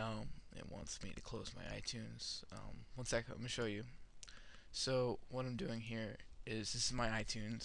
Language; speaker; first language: English; native; English